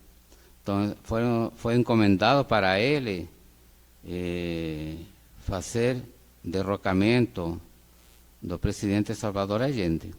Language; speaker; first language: Portuguese; non-native, fluent; Spanish